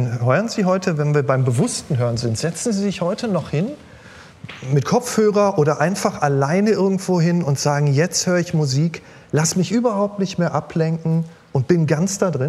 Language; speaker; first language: German; native; German